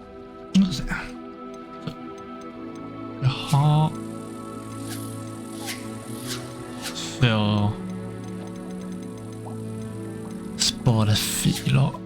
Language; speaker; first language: Swedish; non-native, learner; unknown